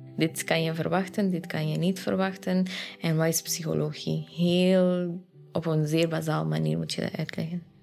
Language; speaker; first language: Dutch; non-native, fluent; Persian